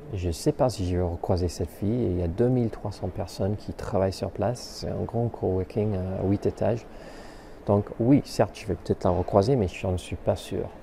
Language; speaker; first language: French; native; French